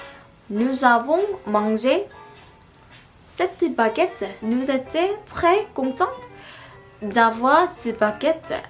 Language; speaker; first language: French; non-native, learner; Korean